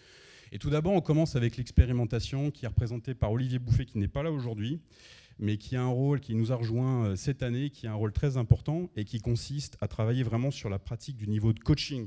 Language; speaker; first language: French; native; French